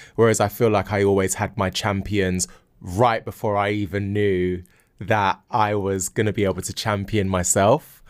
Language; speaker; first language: English; native; English